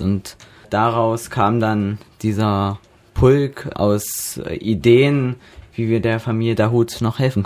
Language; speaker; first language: German; native; German